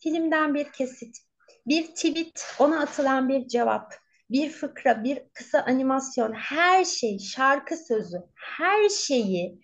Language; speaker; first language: Turkish; native; Turkish